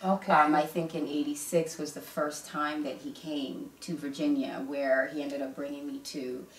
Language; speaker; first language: English; early bilingual, other home language; Igbo